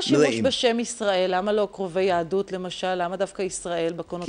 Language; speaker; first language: Hebrew; native; Hebrew